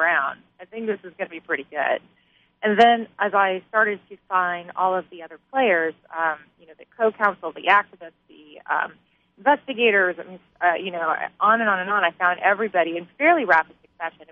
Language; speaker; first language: English; native; English